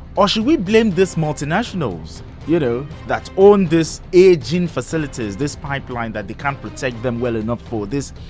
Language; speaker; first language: English; non-native, local second language; Yoruba